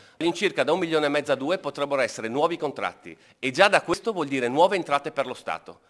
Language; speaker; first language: Italian; native; Italian